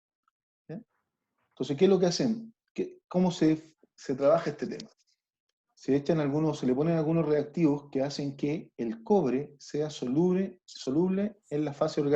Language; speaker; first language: Spanish; native; Spanish